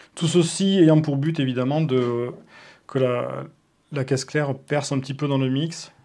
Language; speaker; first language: French; native; French